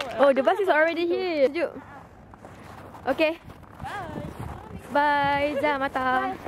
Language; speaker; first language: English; non-native, local second language; Malay